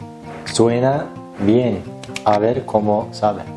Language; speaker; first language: Spanish; non-native, learner; Turkish